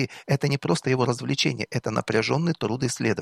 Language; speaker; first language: Russian; native; Russian